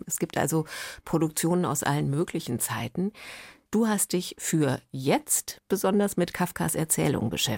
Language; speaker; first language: German; native; German